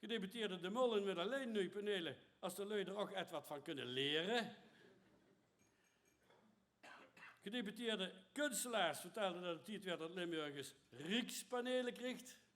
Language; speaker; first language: Dutch; native; Dutch